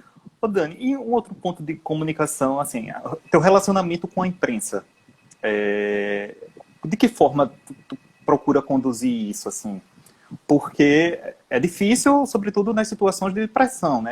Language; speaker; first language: Portuguese; native; Portuguese